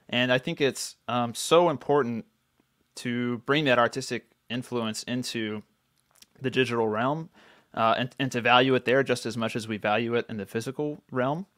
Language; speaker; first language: English; native; English